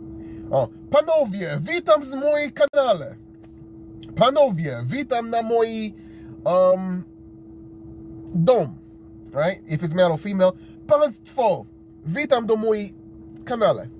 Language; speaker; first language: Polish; non-native, learner; English